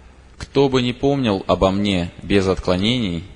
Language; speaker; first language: Russian; native; Russian